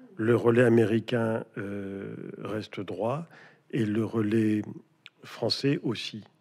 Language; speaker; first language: French; native; French